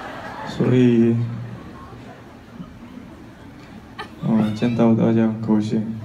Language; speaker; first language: Chinese; non-native, fluent; Korean